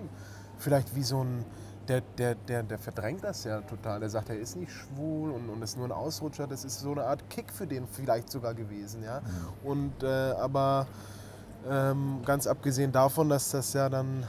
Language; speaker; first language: German; native; German